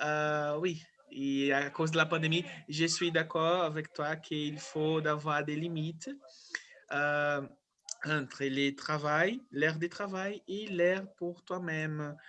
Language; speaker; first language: French; non-native, fluent; Portuguese